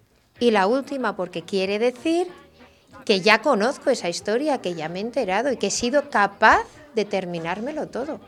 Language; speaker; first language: Spanish; native; Spanish